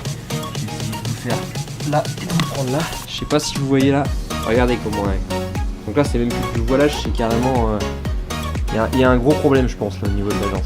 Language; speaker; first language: French; native; French